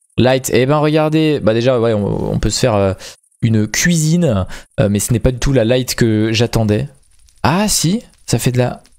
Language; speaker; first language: French; native; French